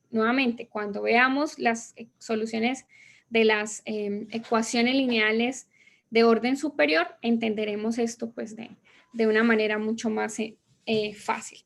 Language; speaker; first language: Spanish; native; Spanish